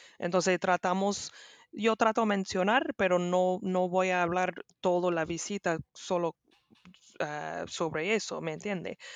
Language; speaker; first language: Spanish; non-native, learner; English